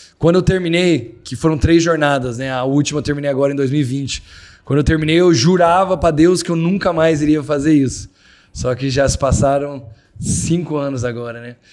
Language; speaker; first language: Portuguese; native; Portuguese